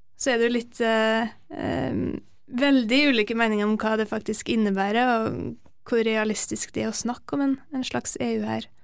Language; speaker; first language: Norwegian; native; Norwegian